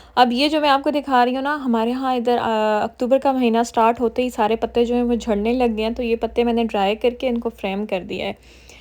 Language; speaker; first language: Urdu; native; Urdu